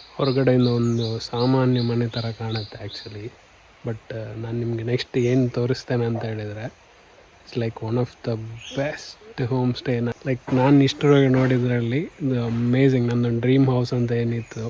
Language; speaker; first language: Kannada; non-native, local second language; Tulu